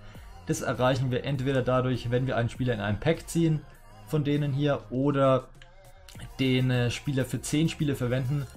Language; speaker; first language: German; native; German